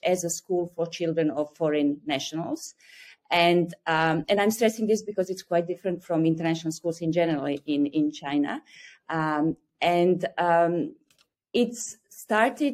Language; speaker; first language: English; non-native, fluent; Croatian